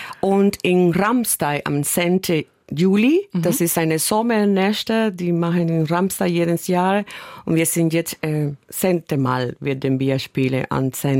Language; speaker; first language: German; non-native, learner; Spanish